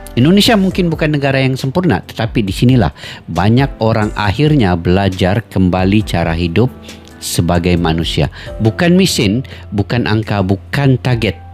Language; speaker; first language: Indonesian; native; Indonesian